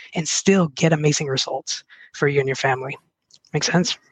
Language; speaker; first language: English; early bilingual, other home language; Spanish